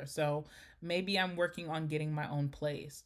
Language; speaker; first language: English; native; English